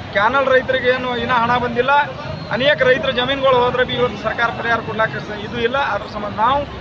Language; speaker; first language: Kannada; native; Kannada